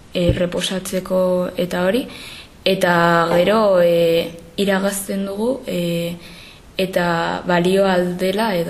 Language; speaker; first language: Basque; non-native, local second language; Spanish